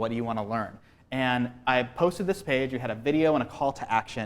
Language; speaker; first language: English; native; English